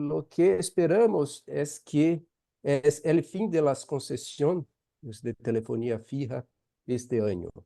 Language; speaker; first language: Spanish; non-native, fluent; Portuguese